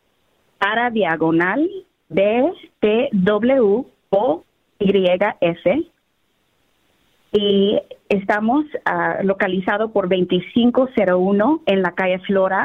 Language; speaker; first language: Spanish; early bilingual, heritage; Spanish